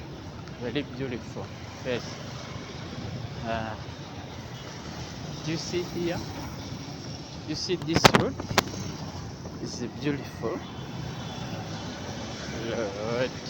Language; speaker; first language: English; non-native, learner; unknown